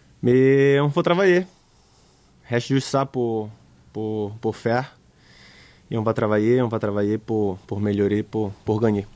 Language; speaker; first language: French; non-native, learner; Portuguese